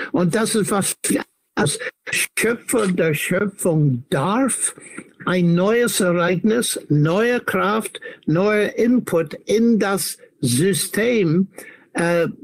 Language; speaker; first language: German; non-native, fluent; English